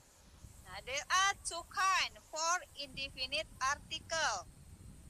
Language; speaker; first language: English; non-native, learner; Indonesian